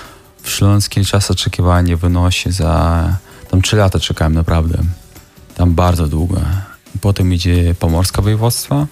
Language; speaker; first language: Polish; non-native, fluent; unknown